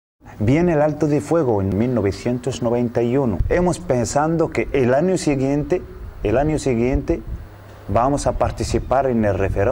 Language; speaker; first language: Spanish; non-native, fluent; Arabic